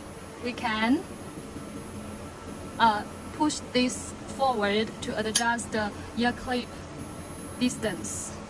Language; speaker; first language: English; non-native, learner; Chinese